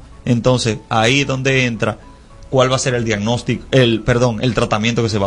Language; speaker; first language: Spanish; native; Spanish